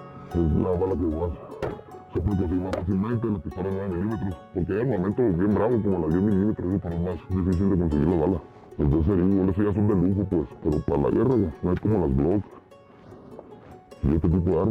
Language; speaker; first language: Spanish; native; Spanish